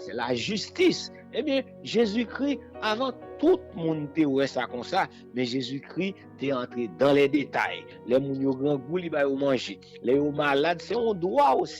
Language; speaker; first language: French; non-native, local second language; Haitian Creole